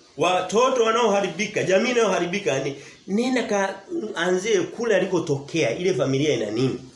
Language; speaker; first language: Swahili; native; Swahili